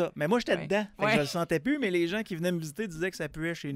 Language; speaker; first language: French; native; French